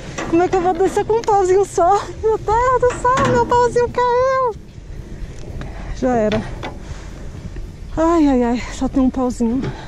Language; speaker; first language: Portuguese; native; Portuguese